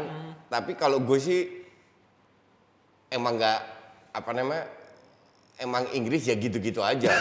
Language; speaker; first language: Indonesian; native; Indonesian